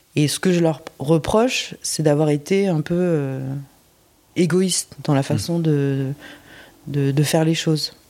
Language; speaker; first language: French; native; French